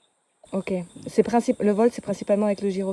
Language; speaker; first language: French; native; French